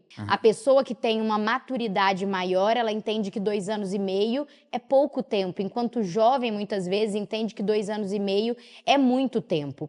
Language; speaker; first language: Portuguese; native; Portuguese